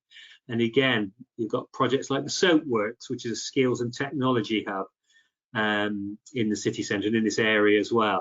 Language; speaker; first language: English; native; English